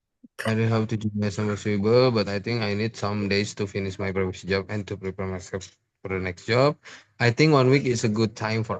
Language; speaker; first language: English; non-native, learner; Indonesian